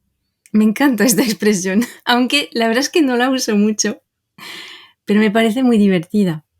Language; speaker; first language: Spanish; non-native, fluent; French